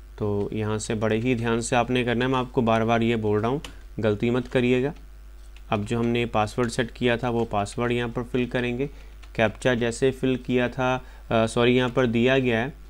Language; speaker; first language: Hindi; non-native, local second language; Punjabi